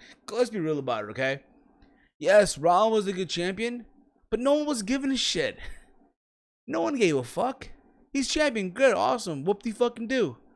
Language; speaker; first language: English; native; English